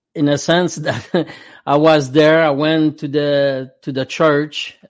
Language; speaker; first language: English; non-native, fluent; French